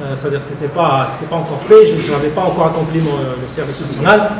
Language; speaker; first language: French; non-native, local second language; Arabic